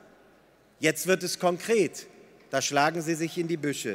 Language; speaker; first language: German; native; German